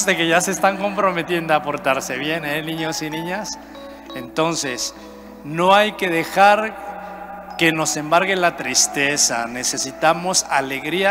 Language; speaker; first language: Spanish; native; Spanish